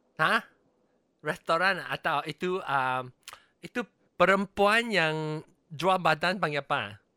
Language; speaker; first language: Malay; non-native, local second language; Chinese